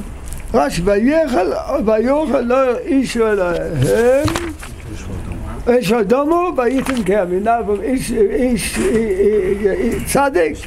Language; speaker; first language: Hebrew; non-native, fluent; English